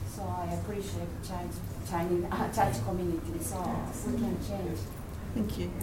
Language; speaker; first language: English; non-native, learner; Japanese